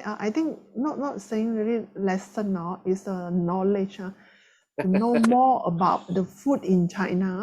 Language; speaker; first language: English; non-native, local second language; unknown